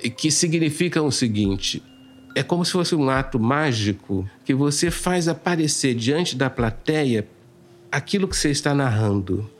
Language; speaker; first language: Portuguese; native; Portuguese